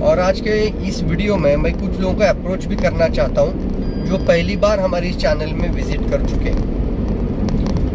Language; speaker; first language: Hindi; non-native, local second language; Marathi